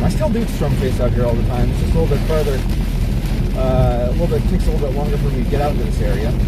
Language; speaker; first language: English; native; English